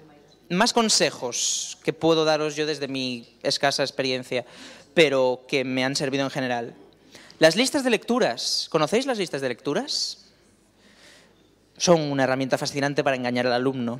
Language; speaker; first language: Spanish; native; Spanish